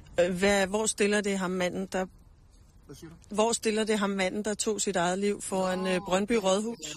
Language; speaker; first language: Danish; native; Danish